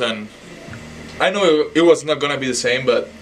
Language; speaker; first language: English; non-native, fluent; Spanish